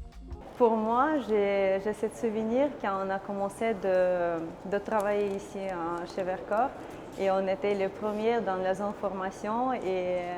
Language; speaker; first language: French; non-native, learner; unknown